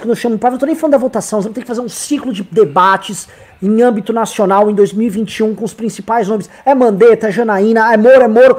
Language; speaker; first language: Portuguese; native; Portuguese